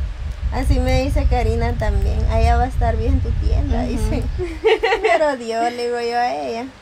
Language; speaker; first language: Spanish; native; Spanish